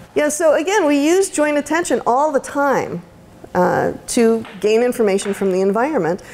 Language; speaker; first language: English; native; English